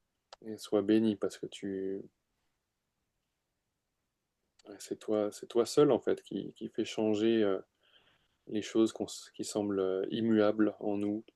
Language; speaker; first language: French; native; French